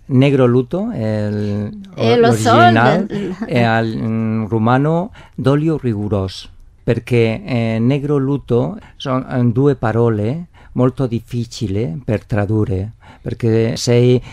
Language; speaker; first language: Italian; non-native, learner; Spanish